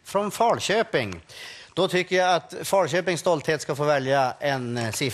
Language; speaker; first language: Swedish; native; Swedish